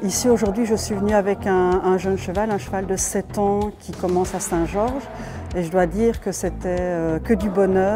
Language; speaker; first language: French; native; French